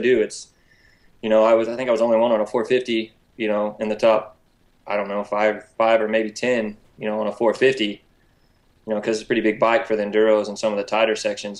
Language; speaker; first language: English; native; English